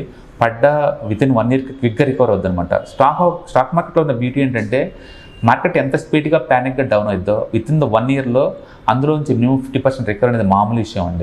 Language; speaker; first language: Telugu; native; Telugu